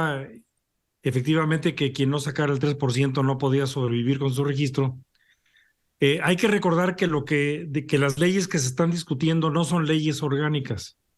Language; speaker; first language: Spanish; native; Spanish